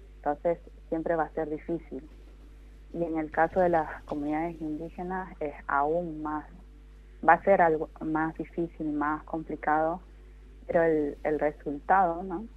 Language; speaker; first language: Spanish; non-native, local second language; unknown